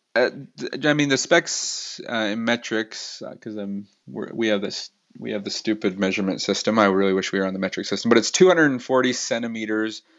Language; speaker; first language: English; native; English